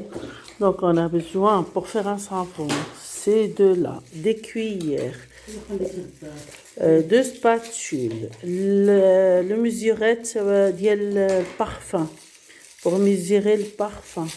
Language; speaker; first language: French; non-native, local second language; Arabic